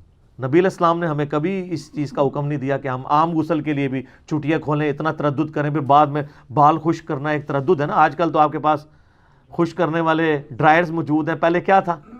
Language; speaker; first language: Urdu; non-native, local second language; Punjabi